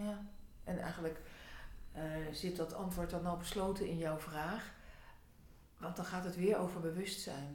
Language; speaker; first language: Dutch; native; Dutch